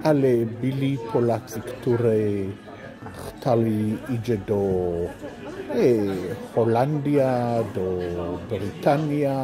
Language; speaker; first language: Polish; non-native, learner; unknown